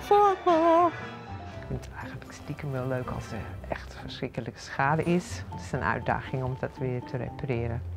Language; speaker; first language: Dutch; non-native, fluent; English